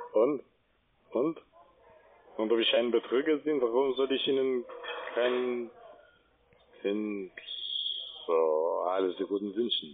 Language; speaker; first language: German; non-native, fluent; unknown